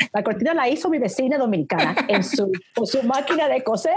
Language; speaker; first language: Spanish; early bilingual, heritage; Spanish